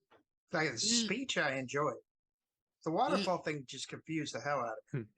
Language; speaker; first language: English; native; English